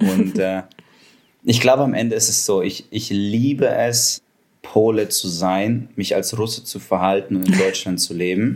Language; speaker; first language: German; early bilingual, other home language; Russian